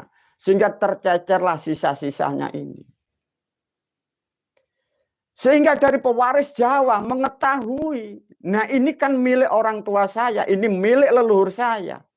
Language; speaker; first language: Indonesian; non-native, local second language; Javanese